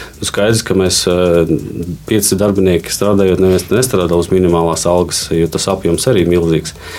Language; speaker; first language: Latvian; non-native, local second language; Russian